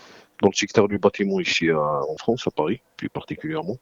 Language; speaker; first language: French; non-native, local second language; Arabic